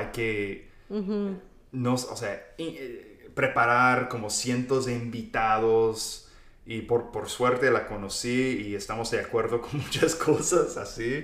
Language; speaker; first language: Spanish; non-native, fluent; English